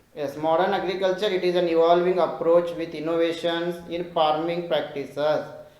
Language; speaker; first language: English; non-native, local second language; Kannada